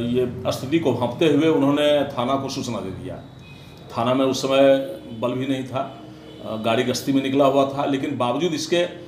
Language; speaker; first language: Hindi; native; Hindi